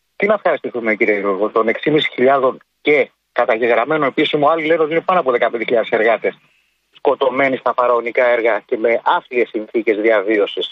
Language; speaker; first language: Greek; native; Greek